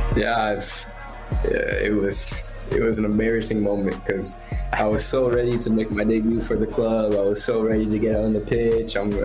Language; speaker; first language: English; native; English